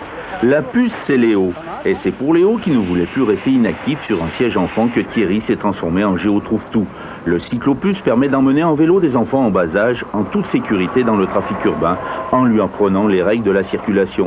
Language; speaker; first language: French; native; French